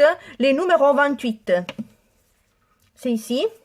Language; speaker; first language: French; non-native, learner; Italian